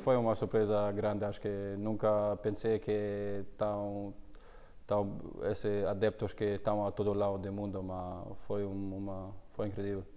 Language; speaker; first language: Portuguese; non-native, learner; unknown